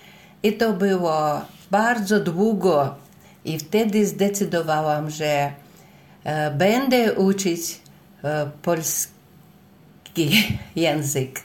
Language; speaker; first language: Polish; non-native, learner; Russian